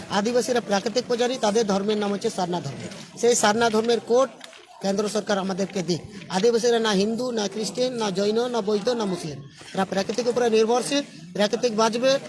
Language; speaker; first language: Bangla; non-native, local second language; Santali